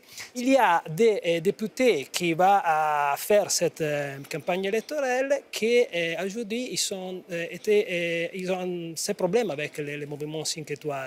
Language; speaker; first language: French; non-native, fluent; Italian